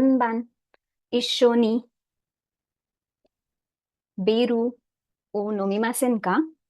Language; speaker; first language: Japanese; non-native, learner; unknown